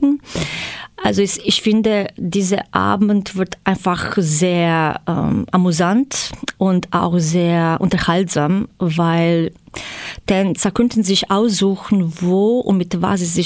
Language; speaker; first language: German; non-native, fluent; Croatian